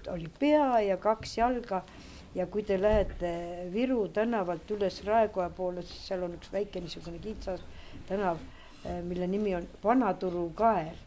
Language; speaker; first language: Estonian; native; Estonian